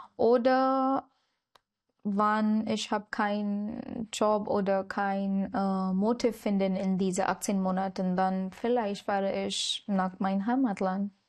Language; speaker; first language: German; non-native, learner; Marathi